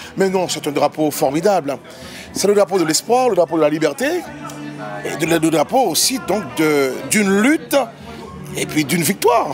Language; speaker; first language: French; non-native, local second language; Haitian Creole